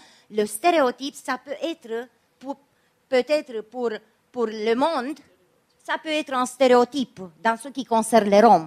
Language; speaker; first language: French; non-native, fluent; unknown